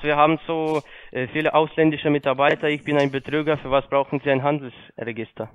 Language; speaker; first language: German; non-native, fluent; Polish